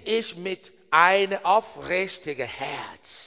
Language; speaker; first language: German; non-native, learner; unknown